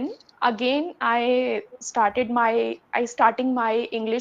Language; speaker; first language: English; non-native, learner; Hindi